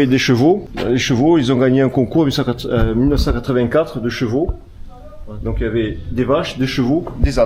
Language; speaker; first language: French; native; French